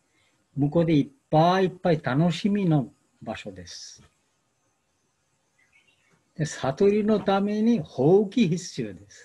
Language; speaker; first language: Japanese; non-native, learner; Bangla